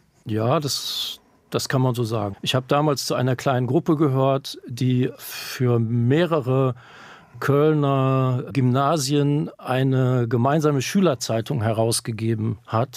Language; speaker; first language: German; native; German